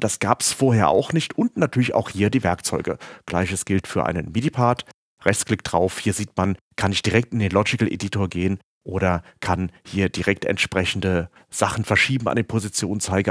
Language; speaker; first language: German; native; German